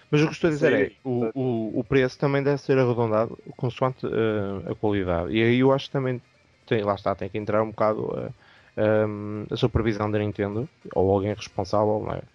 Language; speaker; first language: Portuguese; native; Portuguese